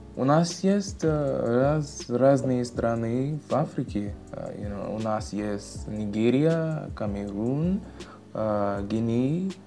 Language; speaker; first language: Russian; non-native, learner; English